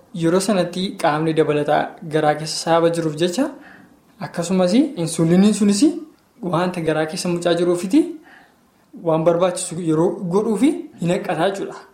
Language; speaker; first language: Oromo; native; Oromo